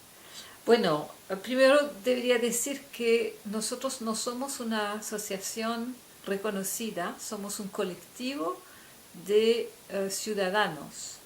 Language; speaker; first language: Spanish; non-native, fluent; French